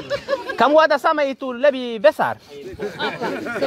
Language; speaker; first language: Indonesian; non-native, learner; Hungarian